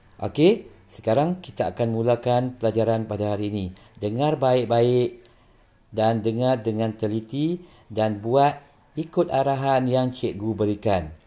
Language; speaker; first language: Malay; native; Malay